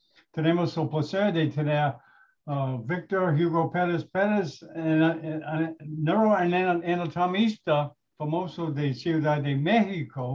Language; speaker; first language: Spanish; non-native, learner; English